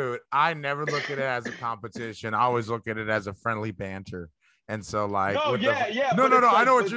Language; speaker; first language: English; early bilingual, other home language; Spanish